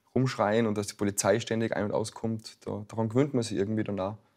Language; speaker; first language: German; native; German